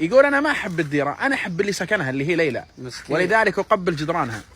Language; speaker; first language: Arabic; native; Arabic